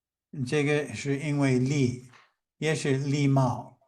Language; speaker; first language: Chinese; non-native, fluent; English